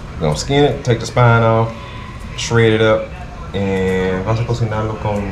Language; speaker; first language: English; native; English